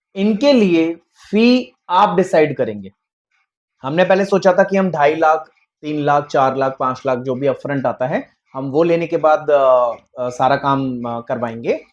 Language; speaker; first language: Hindi; native; Hindi